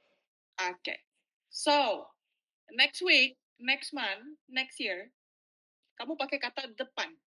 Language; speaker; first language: English; non-native, fluent; Indonesian